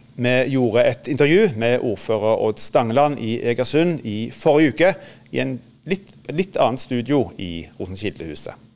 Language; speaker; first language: Norwegian; native; Norwegian